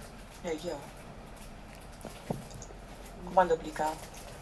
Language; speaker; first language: Spanish; native; Spanish